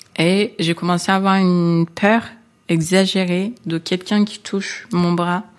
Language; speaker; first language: French; non-native, local second language; Kinyarwanda